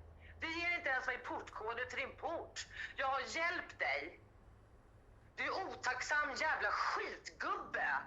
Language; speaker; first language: Swedish; native; Swedish